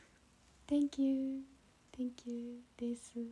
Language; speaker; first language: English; non-native, learner; Japanese